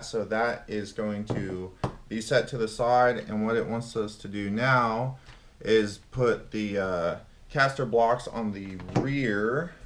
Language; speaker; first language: English; native; English